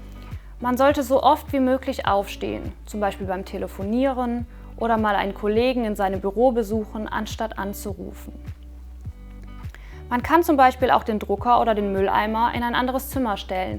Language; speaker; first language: German; native; German